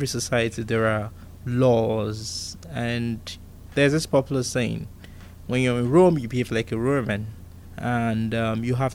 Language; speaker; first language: English; non-native, local second language; Igbo